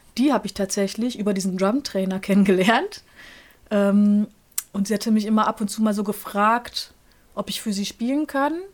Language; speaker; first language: German; native; German